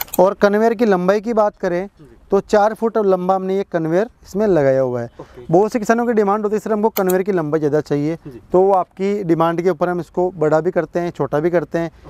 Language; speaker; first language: Hindi; native; Hindi